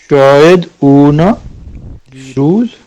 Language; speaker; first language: Persian; non-native, learner; Urdu